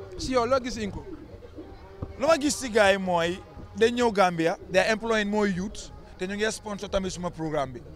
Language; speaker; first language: Wolof; non-native, local second language; Fula